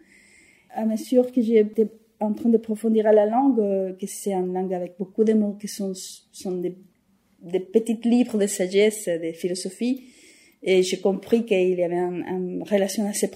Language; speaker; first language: French; non-native, fluent; Spanish